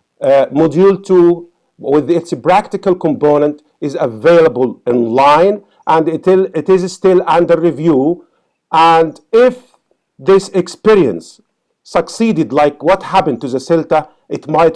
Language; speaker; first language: English; non-native, fluent; Arabic